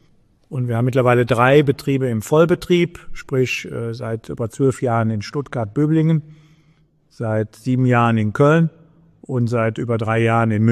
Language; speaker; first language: German; native; German